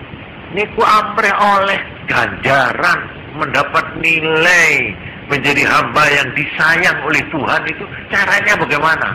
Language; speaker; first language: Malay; non-native, local second language; Javanese